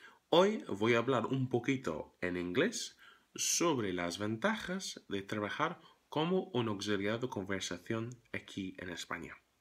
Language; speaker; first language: Spanish; non-native, fluent; English